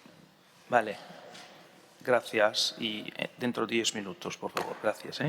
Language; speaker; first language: Spanish; non-native, fluent; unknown